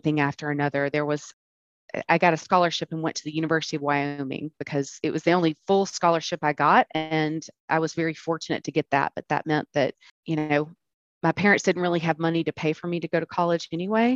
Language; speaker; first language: English; native; English